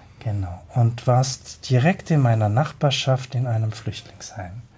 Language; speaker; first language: German; native; German